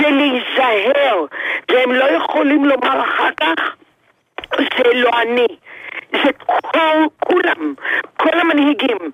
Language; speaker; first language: Hebrew; early bilingual, other home language; Arabic